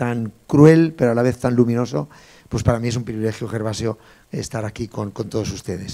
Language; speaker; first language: Spanish; native; Spanish